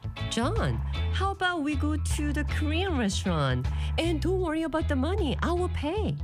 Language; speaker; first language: English; non-native, fluent; Korean